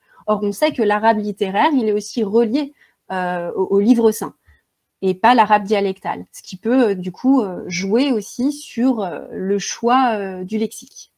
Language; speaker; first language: French; native; French